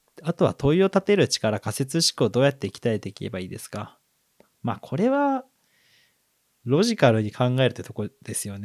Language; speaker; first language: Japanese; native; Japanese